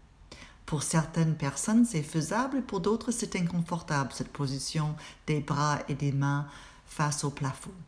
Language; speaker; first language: French; non-native, fluent; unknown